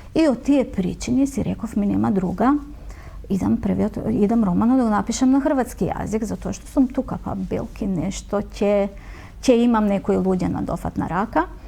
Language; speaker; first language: Macedonian; native; Macedonian